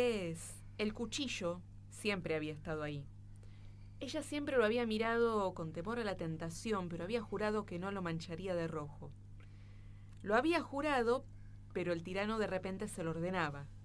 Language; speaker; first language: Spanish; native; Spanish